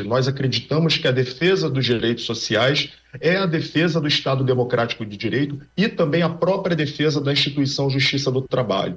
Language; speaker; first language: Portuguese; native; Portuguese